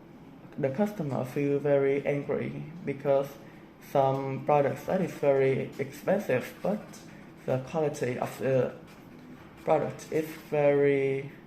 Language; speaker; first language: English; non-native, learner; Vietnamese